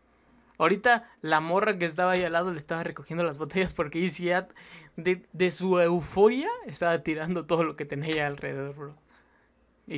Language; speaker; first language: Spanish; native; Spanish